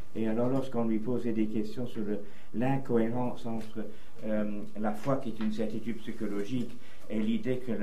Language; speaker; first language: French; native; French